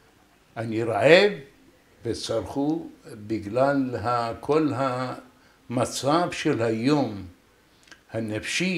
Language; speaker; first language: Hebrew; non-native, fluent; Arabic